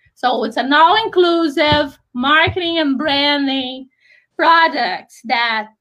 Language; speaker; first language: English; non-native, fluent; Portuguese